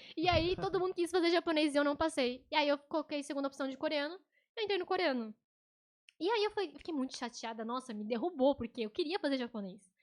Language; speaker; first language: Portuguese; native; Portuguese